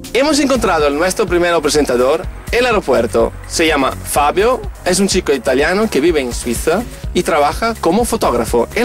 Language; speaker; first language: Spanish; native; Spanish